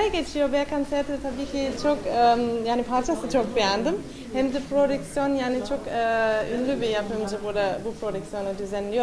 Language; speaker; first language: Turkish; non-native, fluent; German